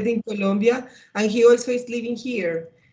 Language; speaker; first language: English; non-native, learner; Spanish